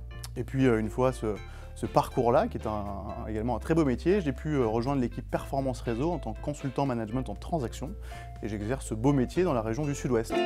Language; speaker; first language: French; native; French